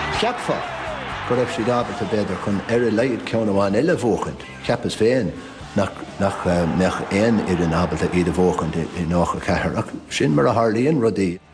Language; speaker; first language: Irish; native; Irish